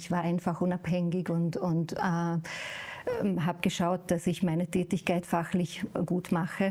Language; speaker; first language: German; non-native, fluent; Hungarian